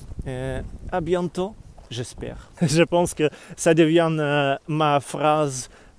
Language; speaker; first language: French; non-native, learner; Russian